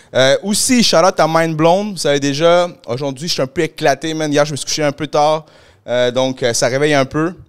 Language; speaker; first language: French; early bilingual, other home language; Spanish